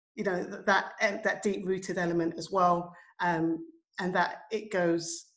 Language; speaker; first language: English; native; English